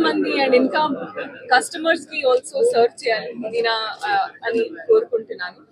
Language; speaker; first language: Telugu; non-native, learner; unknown